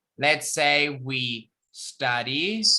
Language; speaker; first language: English; non-native, fluent; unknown